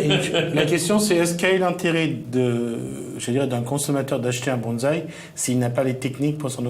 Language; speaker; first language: French; native; French